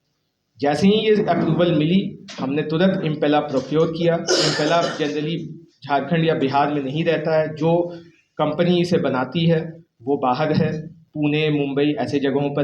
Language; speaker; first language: Hindi; native; Hindi